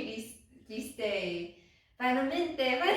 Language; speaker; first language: Spanish; non-native, learner; English